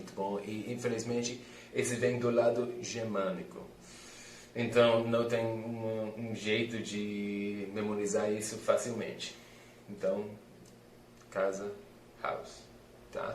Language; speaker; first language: Portuguese; non-native, fluent; English